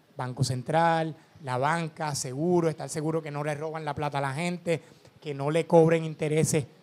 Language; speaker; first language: Spanish; native; Spanish